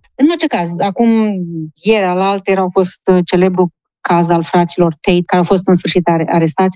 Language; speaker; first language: Romanian; native; Romanian